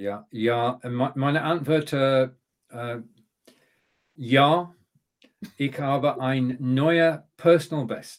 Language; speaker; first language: German; non-native, learner; English